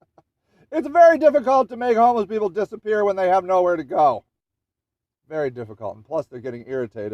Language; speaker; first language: English; native; English